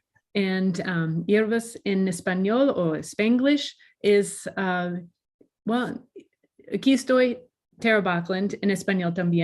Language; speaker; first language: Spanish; non-native, learner; English